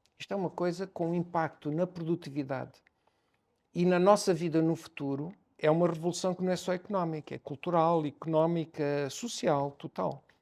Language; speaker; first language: Portuguese; native; Portuguese